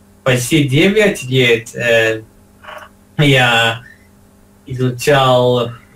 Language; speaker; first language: Russian; non-native, learner; English